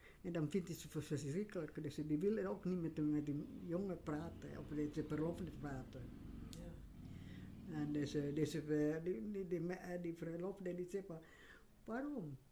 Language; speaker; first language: Dutch; non-native, learner; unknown